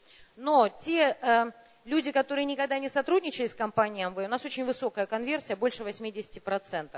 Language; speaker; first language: Russian; native; Russian